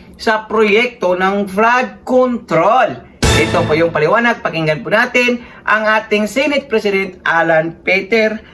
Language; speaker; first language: Filipino; native; Filipino